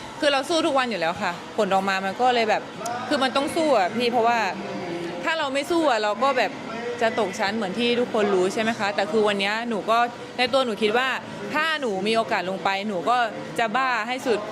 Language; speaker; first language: Thai; native; Thai